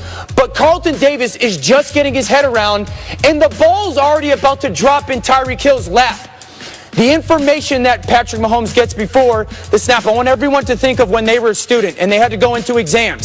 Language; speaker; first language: English; native; English